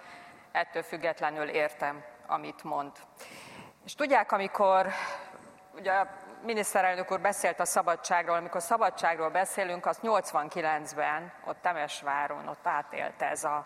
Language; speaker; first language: Hungarian; native; Hungarian